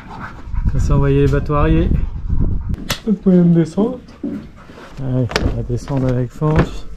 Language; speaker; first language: French; native; French